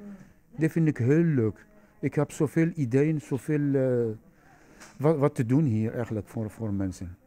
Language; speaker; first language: Dutch; non-native, fluent; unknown